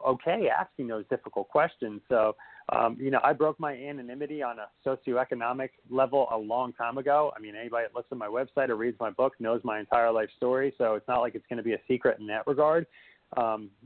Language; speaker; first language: English; native; English